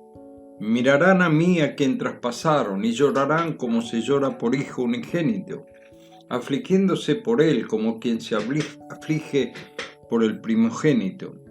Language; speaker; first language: Spanish; native; Spanish